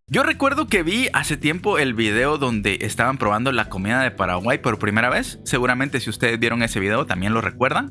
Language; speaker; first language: Spanish; native; Spanish